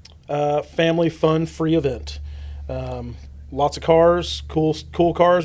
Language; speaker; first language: English; native; English